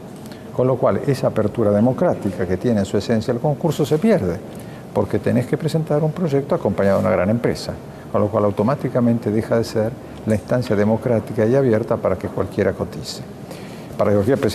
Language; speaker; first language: Spanish; native; Spanish